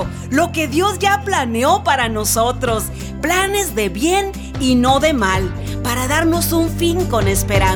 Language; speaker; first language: Spanish; native; Spanish